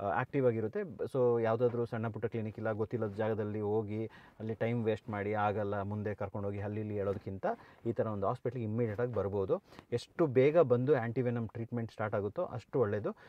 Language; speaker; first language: Kannada; non-native, local second language; Kodava